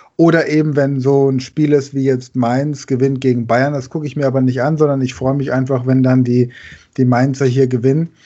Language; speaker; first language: German; native; German